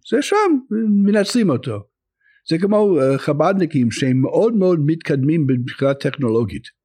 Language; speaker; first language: Hebrew; non-native, fluent; English